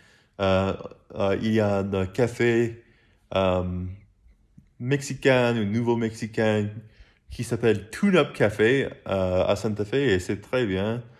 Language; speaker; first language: French; non-native, learner; English